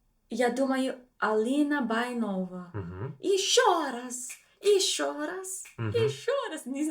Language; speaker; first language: Russian; non-native, learner; English